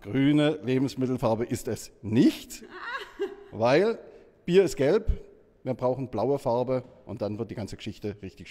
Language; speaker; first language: German; native; German